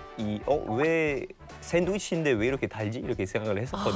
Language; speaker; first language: Korean; non-native, fluent; French